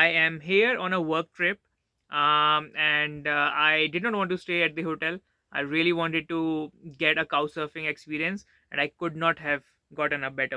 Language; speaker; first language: English; non-native, local second language; Hindi